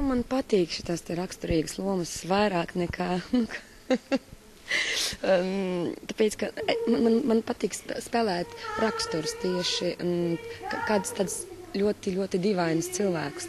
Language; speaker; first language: Latvian; non-native, local second language; Russian